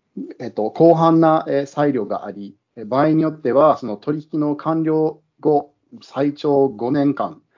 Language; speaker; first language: Japanese; non-native, fluent; English